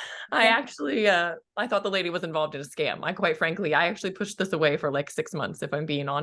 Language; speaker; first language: English; native; English